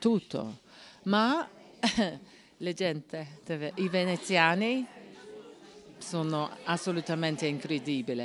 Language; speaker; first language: Italian; non-native, learner; English